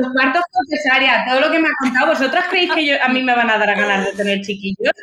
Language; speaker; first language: Spanish; native; Spanish